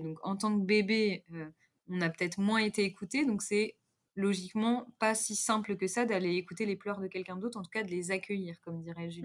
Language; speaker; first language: French; native; French